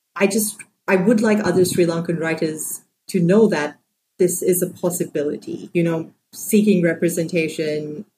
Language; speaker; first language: English; non-native, local second language; Sinhala